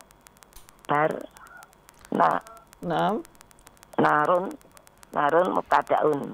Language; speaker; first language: Arabic; non-native, learner; Indonesian